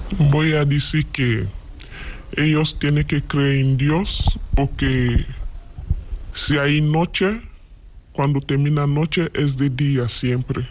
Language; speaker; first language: Spanish; non-native, learner; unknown